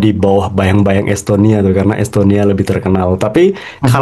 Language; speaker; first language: Indonesian; native; Indonesian